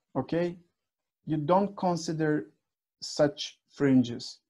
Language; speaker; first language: English; non-native, fluent; Turkish